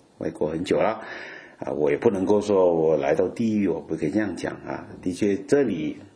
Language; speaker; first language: Chinese; native; Chinese